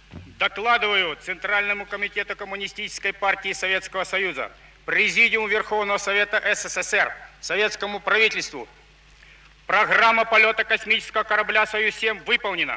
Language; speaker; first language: Russian; native; Russian